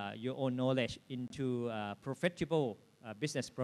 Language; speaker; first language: English; non-native, fluent; Thai